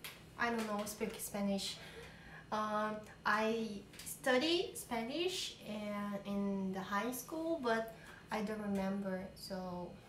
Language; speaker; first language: English; non-native, learner; Portuguese